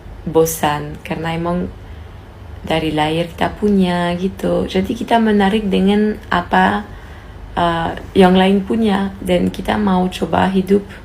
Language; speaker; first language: Indonesian; non-native, fluent; French